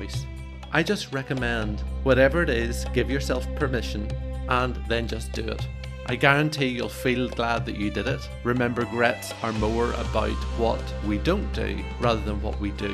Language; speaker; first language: English; native; English